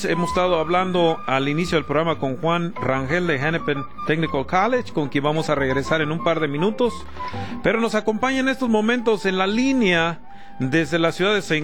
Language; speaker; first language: Spanish; native; Spanish